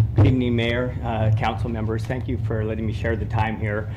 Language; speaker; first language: English; native; English